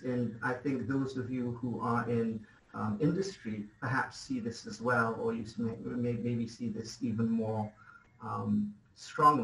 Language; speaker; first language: English; non-native, local second language; Bangla